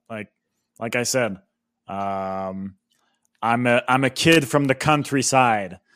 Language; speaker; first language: English; non-native, local second language; French